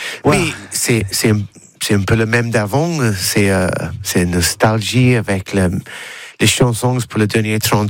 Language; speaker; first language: French; non-native, learner; English